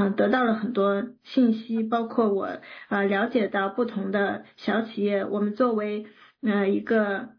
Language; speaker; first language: Chinese; native; Chinese